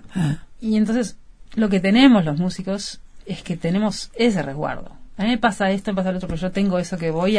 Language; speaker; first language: Spanish; native; Spanish